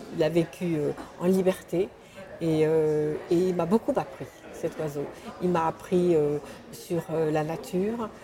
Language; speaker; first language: French; native; French